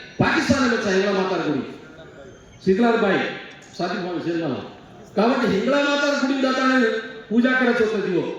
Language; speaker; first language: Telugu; non-native, local second language; Lambadi